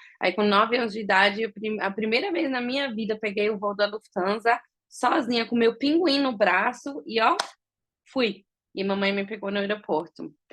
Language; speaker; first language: Portuguese; early bilingual, heritage; Portuguese